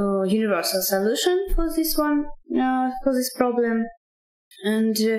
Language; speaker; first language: English; non-native, learner; Russian